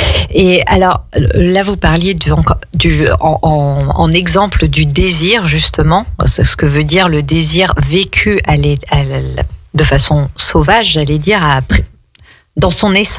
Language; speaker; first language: French; native; French